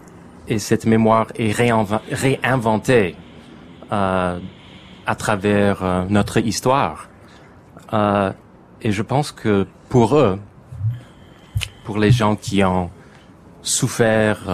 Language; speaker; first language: French; non-native, fluent; English